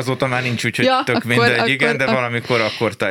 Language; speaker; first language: Hungarian; native; Hungarian